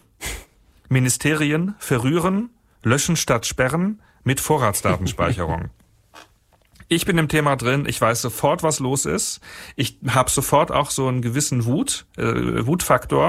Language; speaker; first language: German; native; German